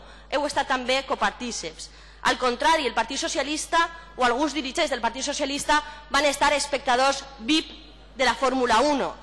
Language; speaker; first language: Catalan; native; Catalan